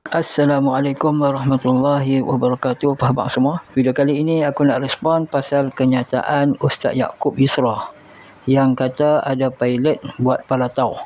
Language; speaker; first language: Malay; native; Malay